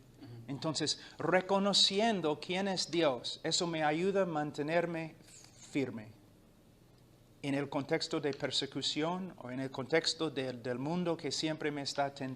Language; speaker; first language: Spanish; non-native, fluent; English